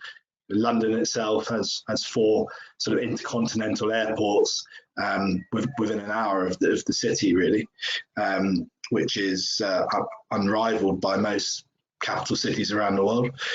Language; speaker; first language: English; native; English